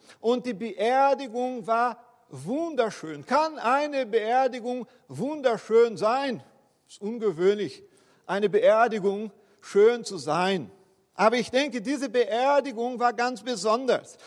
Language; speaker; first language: German; non-native, fluent; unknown